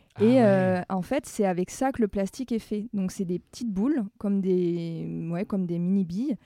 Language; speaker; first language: French; native; French